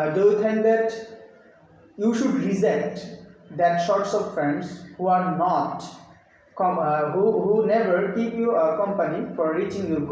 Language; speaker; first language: English; non-native, fluent; Bangla